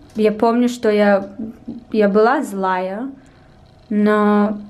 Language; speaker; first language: Russian; early bilingual, heritage; Russian